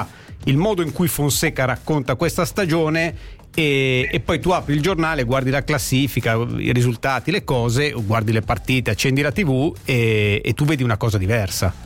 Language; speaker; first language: Italian; native; Italian